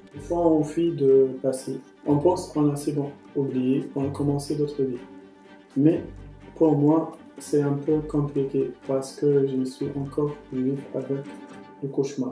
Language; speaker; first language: French; non-native, local second language; Arabic